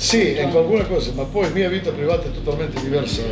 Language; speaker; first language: Italian; non-native, fluent; Serbian